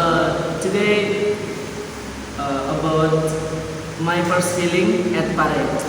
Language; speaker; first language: English; non-native, learner; Indonesian